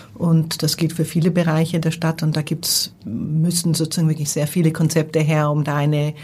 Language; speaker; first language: German; native; German